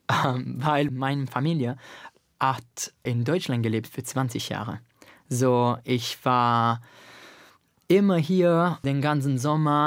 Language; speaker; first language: German; non-native, fluent; Italian